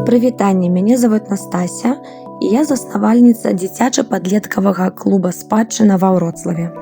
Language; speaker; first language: Belarusian; non-native, local second language; Russian